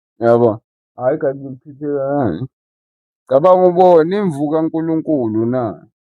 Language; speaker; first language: Zulu; non-native, local second language; Xhosa